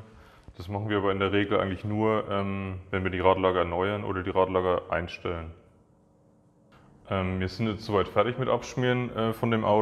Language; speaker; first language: German; native; German